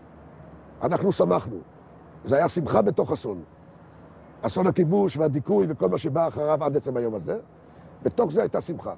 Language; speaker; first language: Hebrew; native; Hebrew